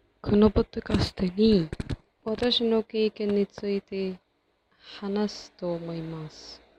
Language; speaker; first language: Japanese; non-native, learner; Arabic